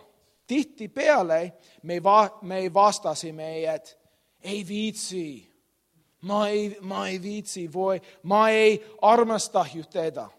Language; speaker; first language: Estonian; non-native, learner; English